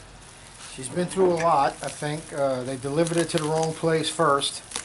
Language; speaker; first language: English; native; English